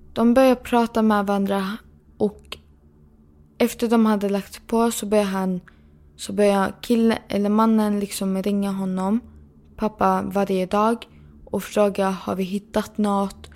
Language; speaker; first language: Swedish; early bilingual, other home language; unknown